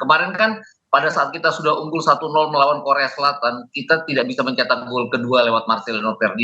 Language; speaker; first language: Indonesian; native; Indonesian